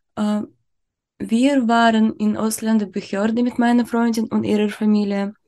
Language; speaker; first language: German; non-native, learner; Ukrainian